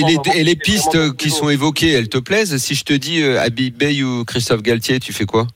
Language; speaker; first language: French; native; French